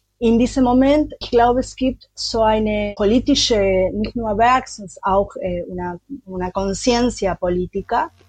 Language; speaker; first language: German; non-native, learner; Spanish